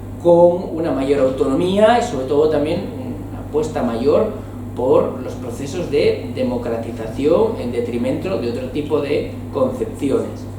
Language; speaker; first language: Spanish; native; Spanish